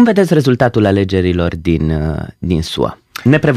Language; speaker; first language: Romanian; native; Romanian